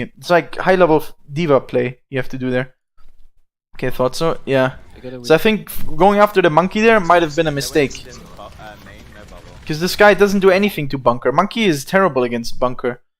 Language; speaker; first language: English; non-native, fluent; German